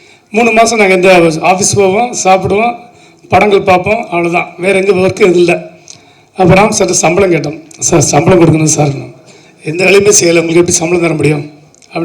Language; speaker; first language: Tamil; native; Tamil